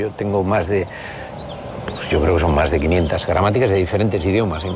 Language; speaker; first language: Spanish; native; Spanish